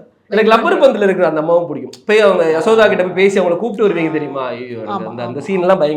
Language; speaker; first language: Tamil; native; Tamil